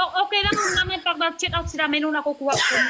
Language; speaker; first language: Filipino; non-native, learner; Chinese